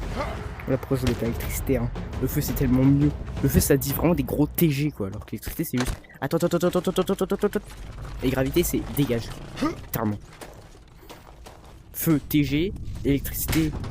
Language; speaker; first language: French; native; French